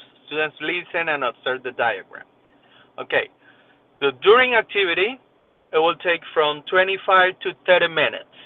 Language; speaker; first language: English; non-native, fluent; Spanish